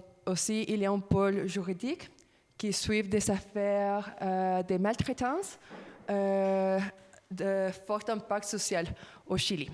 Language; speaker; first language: French; non-native, fluent; Spanish